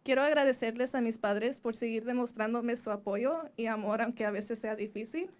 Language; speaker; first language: Spanish; early bilingual, heritage; Spanish